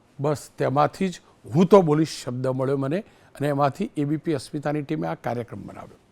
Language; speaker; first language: Gujarati; native; Gujarati